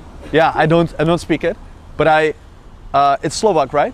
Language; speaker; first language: English; non-native, fluent; Dutch